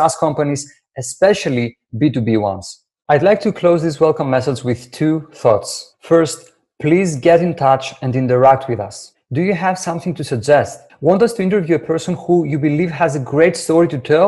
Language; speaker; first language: English; non-native, fluent; Greek